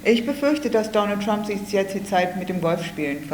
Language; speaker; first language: German; native; German